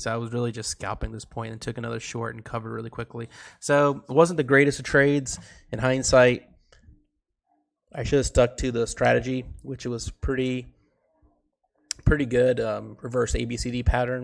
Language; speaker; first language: English; native; English